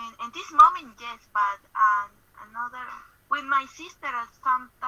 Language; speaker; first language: English; non-native, learner; Spanish